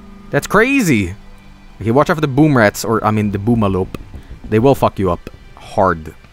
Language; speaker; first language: English; non-native, fluent; Swedish